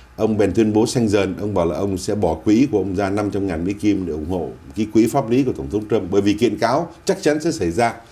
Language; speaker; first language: Vietnamese; native; Vietnamese